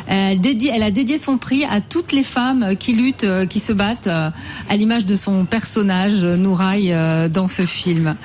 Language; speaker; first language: French; native; French